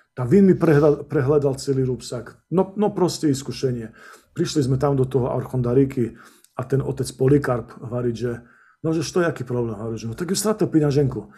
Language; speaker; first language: Slovak; non-native, local second language; Rusyn